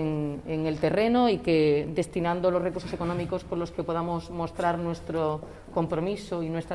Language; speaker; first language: Spanish; native; Spanish